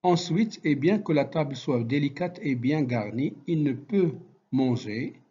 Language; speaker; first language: French; non-native, local second language; Arabic